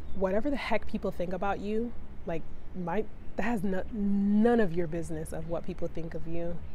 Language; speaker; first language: English; early bilingual, other home language; Spanish